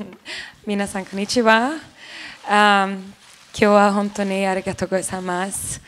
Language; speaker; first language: Japanese; non-native, learner; Swedish